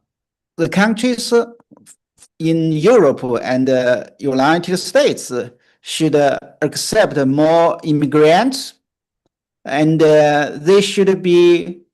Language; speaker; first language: English; non-native, fluent; Chinese